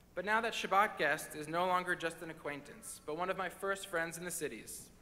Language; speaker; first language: English; native; English